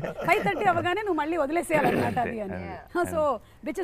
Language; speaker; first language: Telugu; native; Telugu